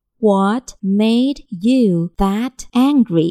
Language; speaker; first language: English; non-native, fluent; Chinese